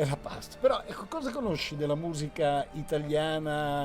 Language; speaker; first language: Italian; native; Italian